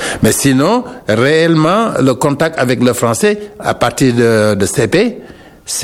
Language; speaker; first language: French; non-native, local second language; Wolof